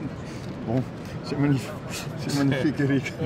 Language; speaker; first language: French; non-native, learner; Dutch